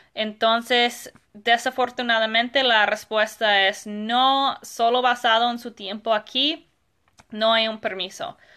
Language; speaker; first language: Spanish; non-native, fluent; English